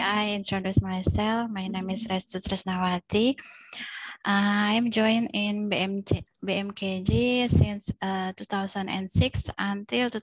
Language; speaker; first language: English; non-native, learner; Indonesian